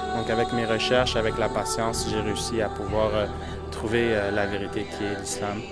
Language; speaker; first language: French; early bilingual, other home language; Portuguese